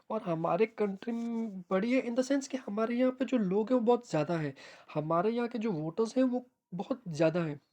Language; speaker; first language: Hindi; native; Hindi